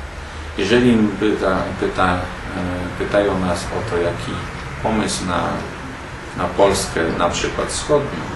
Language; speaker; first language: Polish; native; Polish